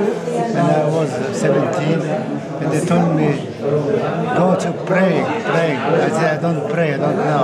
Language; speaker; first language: English; non-native, learner; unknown